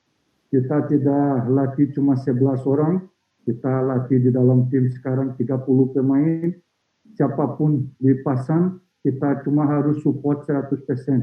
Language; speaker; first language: Indonesian; non-native, fluent; Portuguese